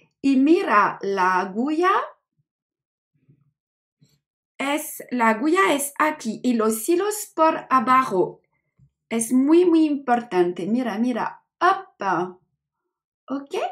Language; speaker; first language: Spanish; non-native, learner; French